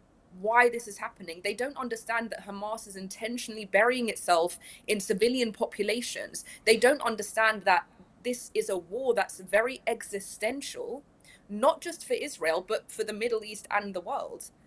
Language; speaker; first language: English; early bilingual, other home language; Persian